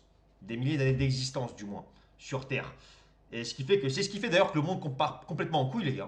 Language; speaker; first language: French; native; French